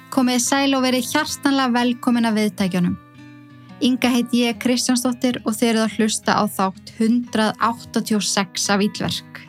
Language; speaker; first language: Icelandic; native; Icelandic